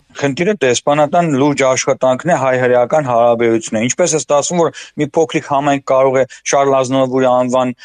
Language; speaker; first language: Armenian; native; Armenian